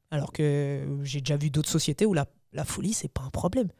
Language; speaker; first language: French; native; French